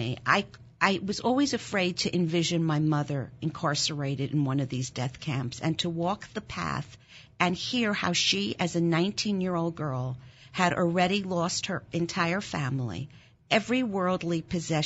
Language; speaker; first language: English; non-native, fluent; German